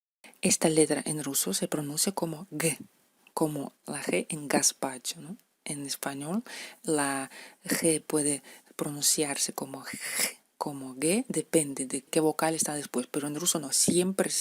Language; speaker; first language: Spanish; non-native, fluent; Russian